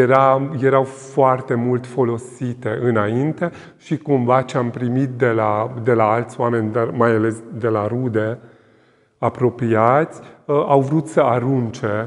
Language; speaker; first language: Romanian; non-native, local second language; Hungarian